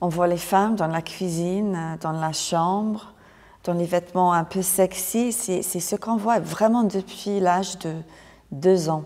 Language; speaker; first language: French; non-native, fluent; English